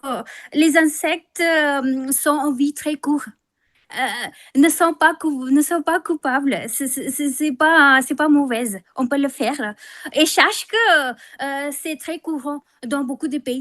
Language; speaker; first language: French; non-native, fluent; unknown